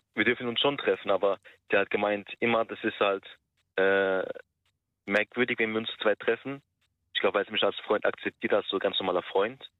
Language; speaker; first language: German; early bilingual, other home language; Turkish